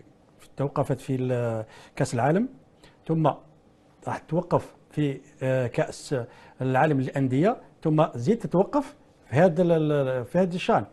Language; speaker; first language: Arabic; native; Arabic